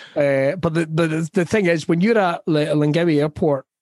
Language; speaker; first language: English; native; English